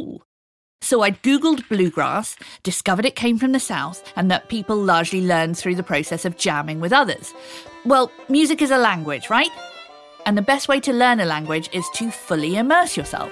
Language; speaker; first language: English; native; English